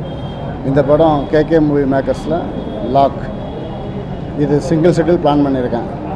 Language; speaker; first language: Telugu; non-native, learner; Tamil